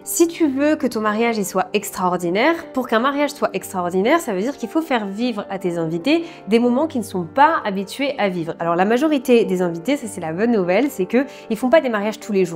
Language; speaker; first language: French; native; French